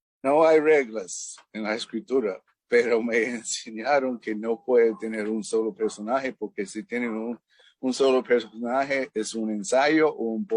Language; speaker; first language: Spanish; non-native, fluent; English